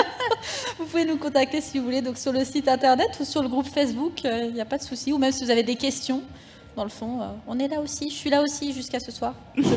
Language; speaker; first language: French; native; French